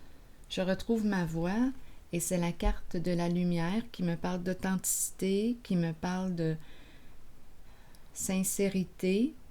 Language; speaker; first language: French; native; French